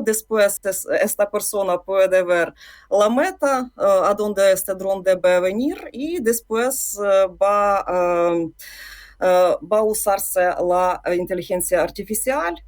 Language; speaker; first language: Spanish; non-native, fluent; Ukrainian